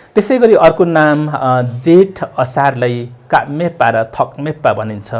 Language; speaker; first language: Nepali; non-native, local second language; Limbu